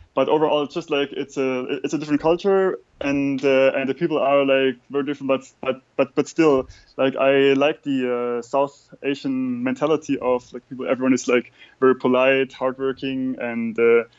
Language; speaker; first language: English; non-native, fluent; German